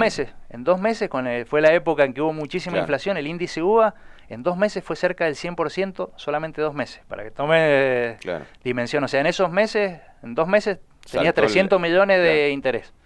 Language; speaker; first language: Spanish; native; Spanish